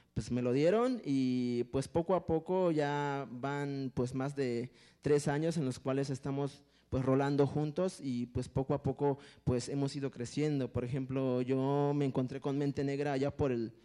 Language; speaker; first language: Spanish; non-native, local second language; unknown